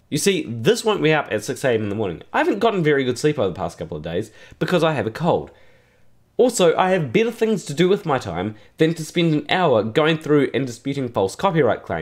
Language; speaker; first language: English; native; English